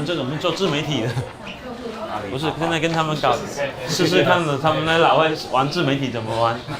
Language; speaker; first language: Chinese; native; Chinese